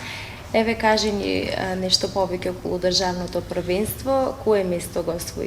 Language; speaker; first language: Macedonian; native; Macedonian